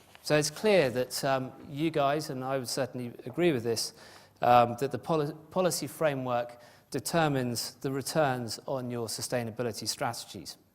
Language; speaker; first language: English; native; English